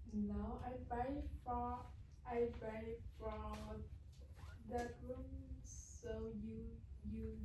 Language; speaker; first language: English; non-native, learner; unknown